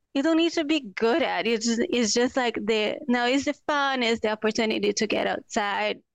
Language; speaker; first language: English; non-native, fluent; Portuguese